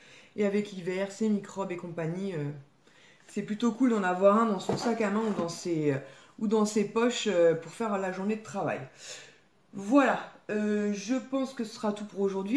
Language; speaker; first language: French; native; French